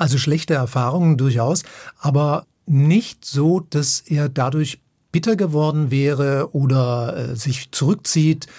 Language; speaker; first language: German; native; German